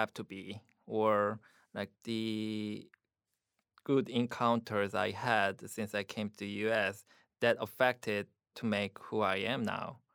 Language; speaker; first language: English; non-native, fluent; Korean